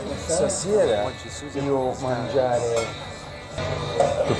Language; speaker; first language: Italian; non-native, learner; English